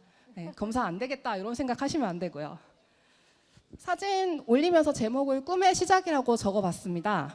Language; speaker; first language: Korean; native; Korean